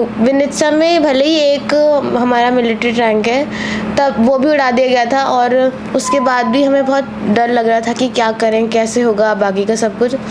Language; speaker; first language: Hindi; native; Hindi